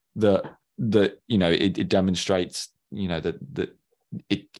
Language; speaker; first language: English; native; English